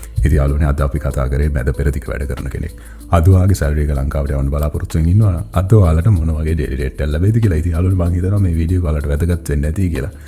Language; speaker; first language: Sinhala; non-native, local second language; Tamil